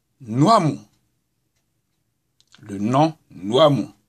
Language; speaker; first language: French; non-native, local second language; Baoulé